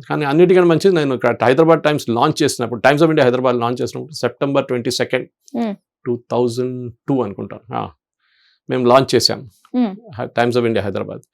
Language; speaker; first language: Telugu; non-native, local second language; Malayalam